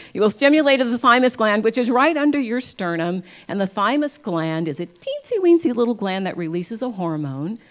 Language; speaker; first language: English; native; English